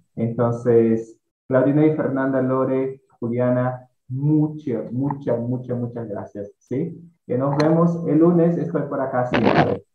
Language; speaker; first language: Spanish; non-native, fluent; Portuguese